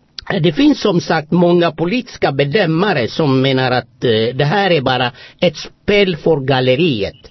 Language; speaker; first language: Swedish; non-native, fluent; Amharic